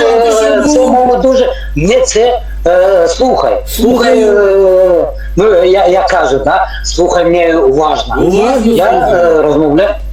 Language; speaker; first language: Ukrainian; non-native, learner; Tajik